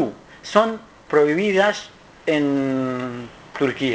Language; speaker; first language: Spanish; non-native, learner; Kurdish